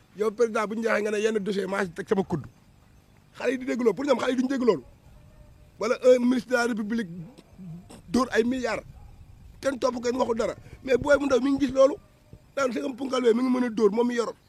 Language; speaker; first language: Wolof; native; Wolof